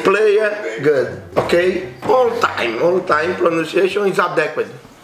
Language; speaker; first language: English; non-native, learner; Portuguese